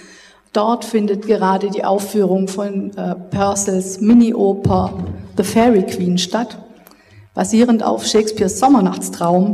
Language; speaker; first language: German; native; German